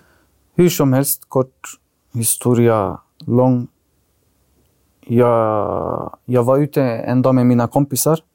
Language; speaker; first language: Swedish; early bilingual, other home language; Arabic